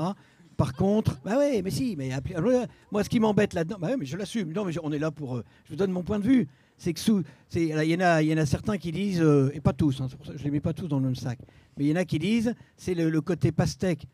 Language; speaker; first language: French; native; French